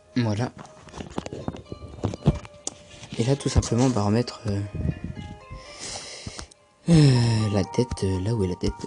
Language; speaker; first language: French; native; French